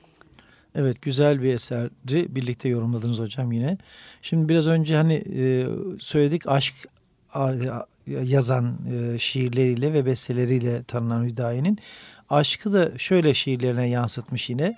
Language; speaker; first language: Turkish; native; Turkish